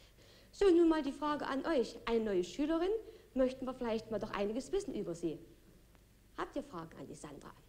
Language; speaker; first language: German; native; German